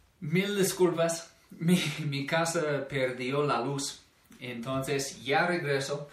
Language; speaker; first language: Spanish; non-native, fluent; English